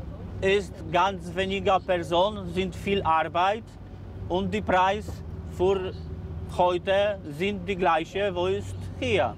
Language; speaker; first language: German; non-native, learner; Polish